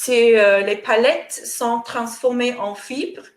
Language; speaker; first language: French; non-native, fluent; English